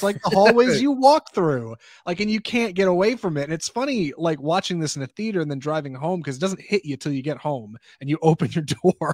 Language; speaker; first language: English; native; English